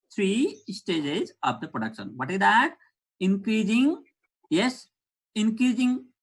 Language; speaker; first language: English; non-native, local second language; Nepali